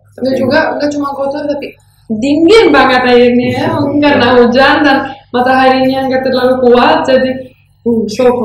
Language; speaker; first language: Indonesian; non-native, fluent; Romanian